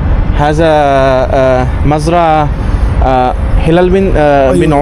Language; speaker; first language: Arabic; non-native, learner; Bangla